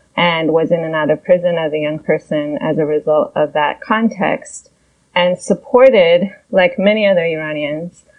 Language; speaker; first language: English; early bilingual, other home language; Persian